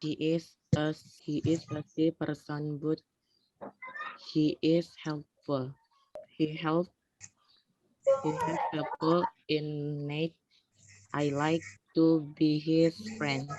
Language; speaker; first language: English; non-native, learner; Indonesian